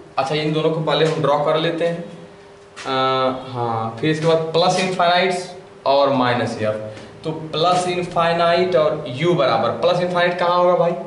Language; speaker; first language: Hindi; native; Hindi